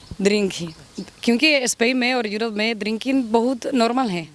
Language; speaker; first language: Hindi; non-native, learner; Spanish